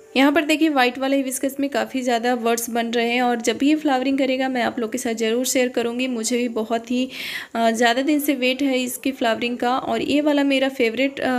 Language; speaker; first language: Hindi; native; Hindi